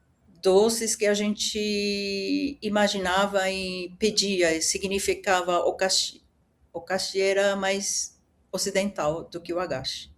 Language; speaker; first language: Portuguese; early bilingual, other home language; Japanese